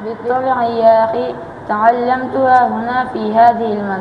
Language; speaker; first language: Arabic; non-native, learner; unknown